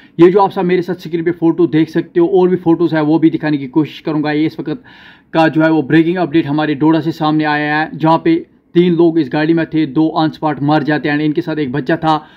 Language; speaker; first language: Hindi; non-native, local second language; Kashmiri